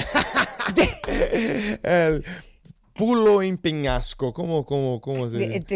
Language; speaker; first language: Spanish; non-native, learner; Portuguese